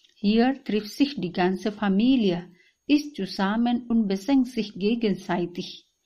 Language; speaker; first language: German; non-native, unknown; Indonesian